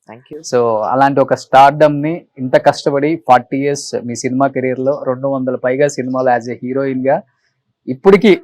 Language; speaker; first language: Telugu; native; Telugu